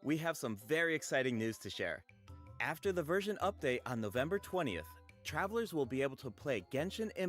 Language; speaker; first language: English; native; English